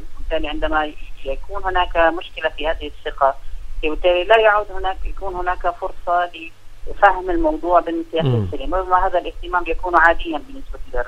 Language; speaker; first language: Arabic; native; Arabic